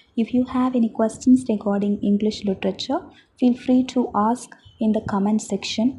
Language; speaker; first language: English; non-native, local second language; Tamil